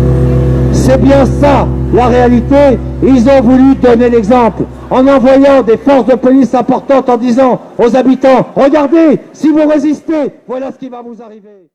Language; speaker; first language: French; native; French